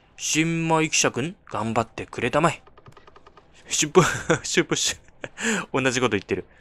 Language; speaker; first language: Japanese; non-native, fluent; Chinese